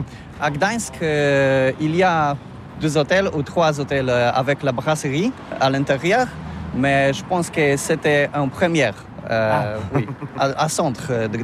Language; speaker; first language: French; non-native, learner; Polish